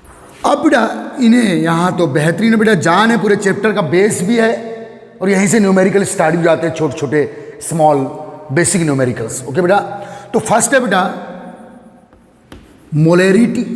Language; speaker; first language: Hindi; native; Hindi